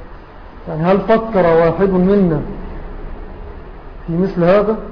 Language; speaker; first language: Arabic; native; Arabic